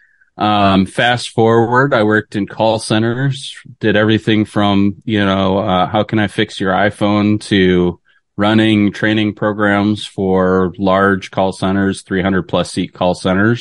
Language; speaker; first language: English; native; English